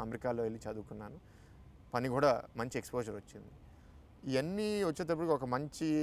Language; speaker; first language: Telugu; native; Telugu